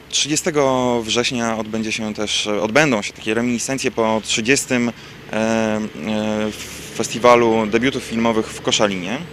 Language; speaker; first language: Polish; native; Polish